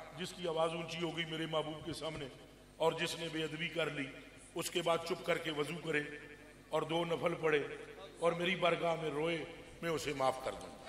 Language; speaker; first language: Urdu; non-native, local second language; Punjabi